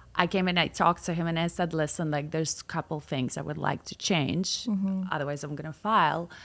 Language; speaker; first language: English; non-native, fluent; Russian